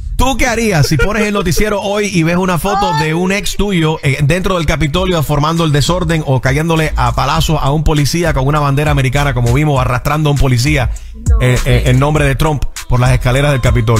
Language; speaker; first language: Spanish; native; Spanish